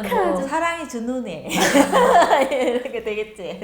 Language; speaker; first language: Korean; non-native, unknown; Vietnamese